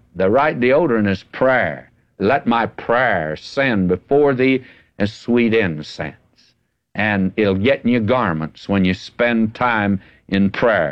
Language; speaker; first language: English; native; English